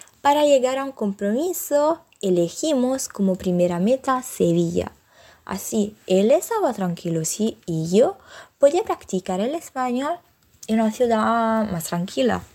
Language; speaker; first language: Spanish; non-native, fluent; Italian